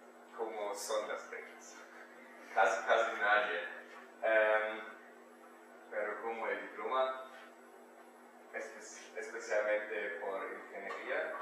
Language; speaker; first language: Spanish; non-native, learner; German